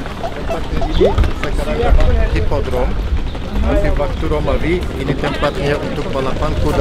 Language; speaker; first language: Indonesian; non-native, fluent; Turkish